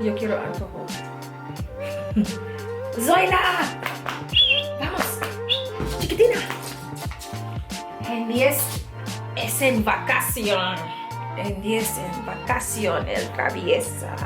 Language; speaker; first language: Spanish; non-native, learner; English